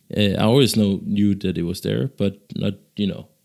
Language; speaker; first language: English; non-native, local second language; Danish